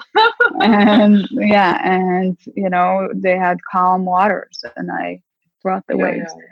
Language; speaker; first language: English; non-native, fluent; Hebrew